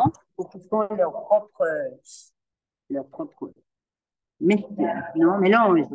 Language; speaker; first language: French; non-native, learner; Spanish